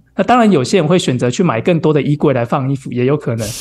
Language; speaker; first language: Chinese; native; Chinese